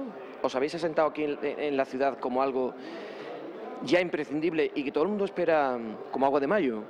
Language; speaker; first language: Spanish; native; Spanish